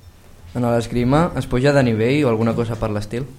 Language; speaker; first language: Catalan; native; Catalan